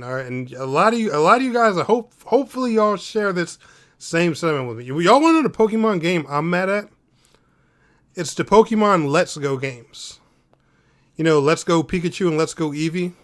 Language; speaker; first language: English; native; English